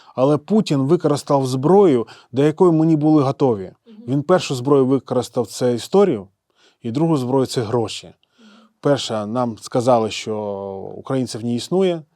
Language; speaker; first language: Ukrainian; non-native, local second language; Russian